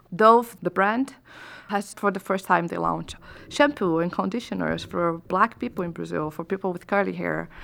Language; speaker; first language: English; non-native, fluent; Portuguese